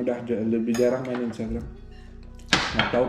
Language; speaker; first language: Indonesian; early bilingual, heritage; German